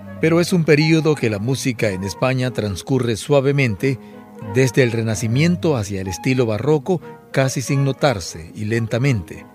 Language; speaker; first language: Spanish; native; Spanish